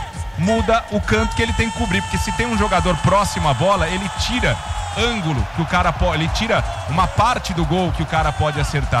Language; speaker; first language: Portuguese; native; Portuguese